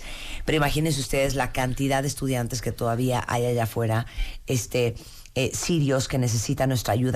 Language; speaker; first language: Spanish; native; Spanish